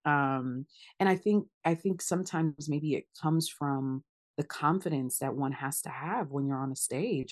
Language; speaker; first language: English; early bilingual, other home language; Akan